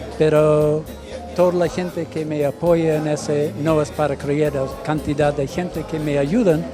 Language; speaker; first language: Spanish; non-native, learner; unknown